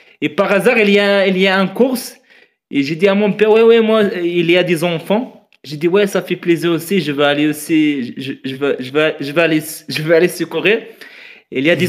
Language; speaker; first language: French; non-native, fluent; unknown